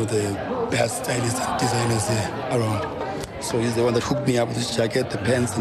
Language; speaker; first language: English; non-native, local second language; Xhosa